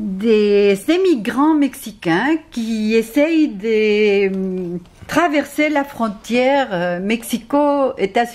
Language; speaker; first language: French; non-native, fluent; Spanish